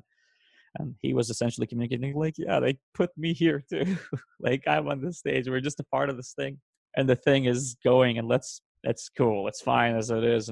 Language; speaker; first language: English; non-native, fluent; Hebrew